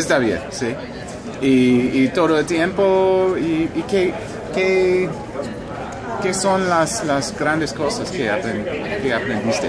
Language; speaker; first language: Spanish; non-native, learner; English